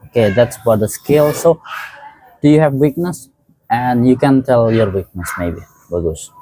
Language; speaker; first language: English; non-native, fluent; Indonesian